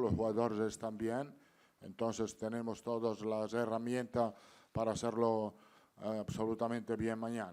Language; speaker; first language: Spanish; non-native, fluent; Italian